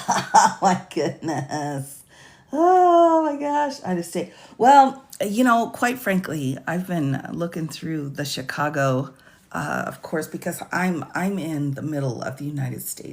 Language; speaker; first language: English; native; English